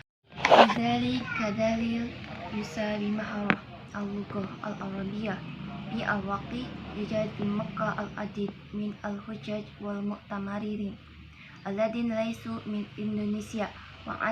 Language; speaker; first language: Arabic; non-native, learner; Indonesian